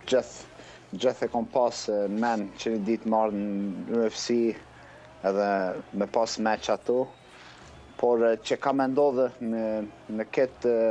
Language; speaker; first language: Albanian; early bilingual, heritage; Albanian